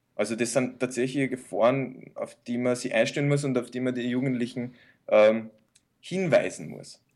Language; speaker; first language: German; early bilingual, other home language; Bosnian